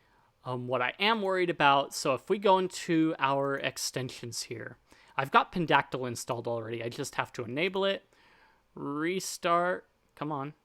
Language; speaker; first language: English; native; English